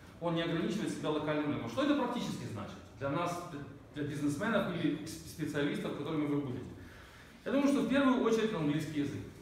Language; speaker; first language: Russian; native; Russian